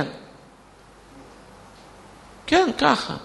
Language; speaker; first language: Hebrew; non-native, fluent; Russian